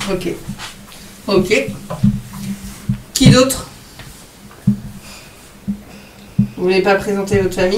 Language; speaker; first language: French; native; French